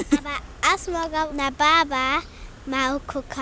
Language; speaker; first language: Bulgarian; early bilingual, heritage; Bulgarian